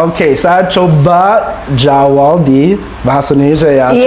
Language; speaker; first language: Indonesian; non-native, learner; English